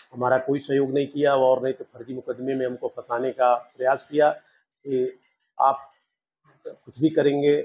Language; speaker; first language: Hindi; native; Hindi